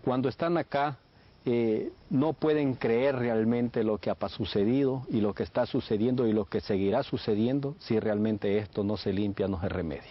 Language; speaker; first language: Spanish; native; Spanish